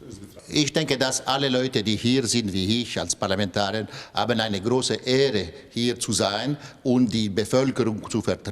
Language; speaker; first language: German; non-native, local second language; French